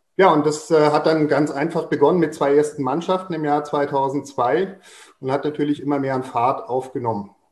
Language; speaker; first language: German; native; German